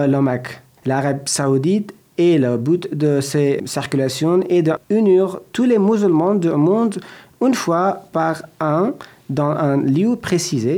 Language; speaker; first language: French; non-native, learner; Persian